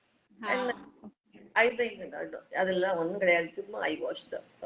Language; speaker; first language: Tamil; non-native, local second language; Hindi